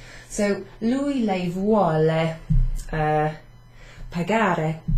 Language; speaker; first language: Italian; non-native, fluent; English